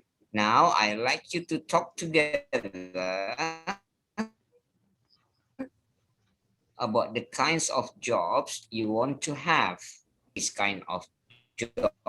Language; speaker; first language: English; non-native, fluent; Indonesian